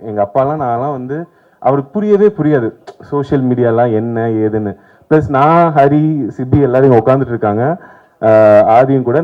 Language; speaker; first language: Tamil; native; Tamil